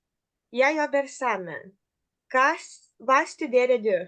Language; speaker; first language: Norwegian; non-native, learner; Lithuanian